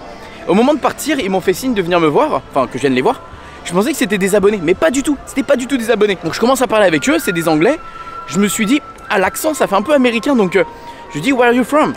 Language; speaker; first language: French; native; French